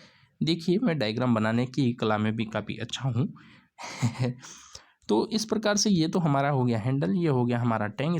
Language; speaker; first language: Hindi; native; Hindi